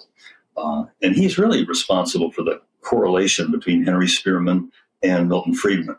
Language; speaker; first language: English; native; English